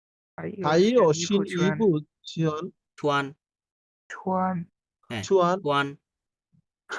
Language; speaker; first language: Chinese; non-native, learner; Bangla